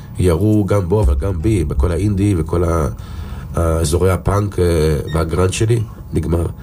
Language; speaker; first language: Hebrew; native; Hebrew